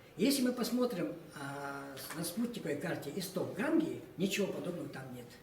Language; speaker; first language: Russian; non-native, local second language; Ingush